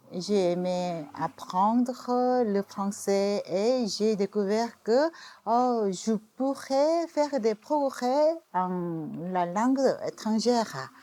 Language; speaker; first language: French; non-native, fluent; Korean